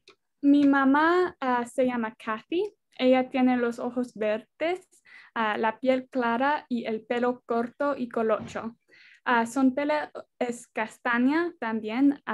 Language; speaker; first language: Spanish; non-native, learner; English